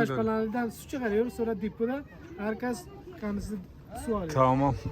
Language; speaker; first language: Turkish; non-native, learner; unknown